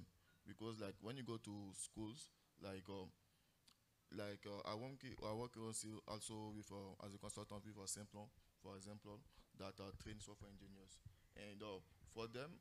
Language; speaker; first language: English; non-native, local second language; French